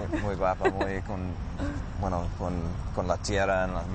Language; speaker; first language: Spanish; non-native, fluent; English